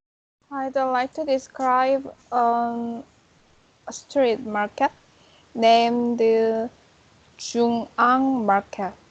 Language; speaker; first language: English; non-native, learner; Korean